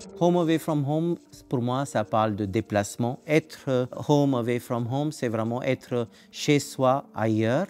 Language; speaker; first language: French; non-native, fluent; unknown